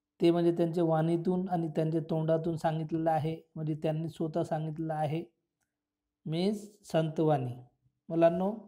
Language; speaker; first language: Marathi; non-native, local second language; Urdu